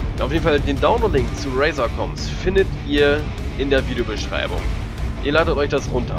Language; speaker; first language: German; native; German